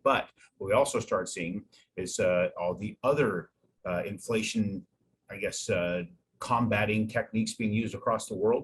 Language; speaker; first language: English; native; English